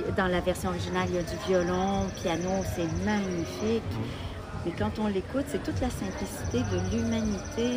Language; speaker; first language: French; native; French